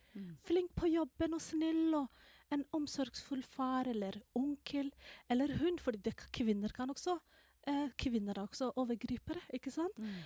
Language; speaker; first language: Norwegian; non-native, fluent; Somali